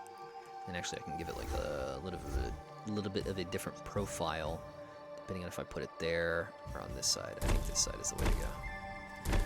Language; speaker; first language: English; native; English